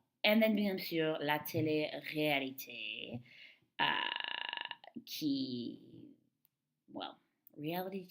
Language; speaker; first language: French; non-native, fluent; English